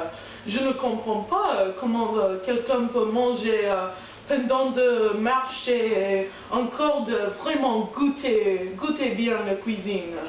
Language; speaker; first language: French; non-native, learner; English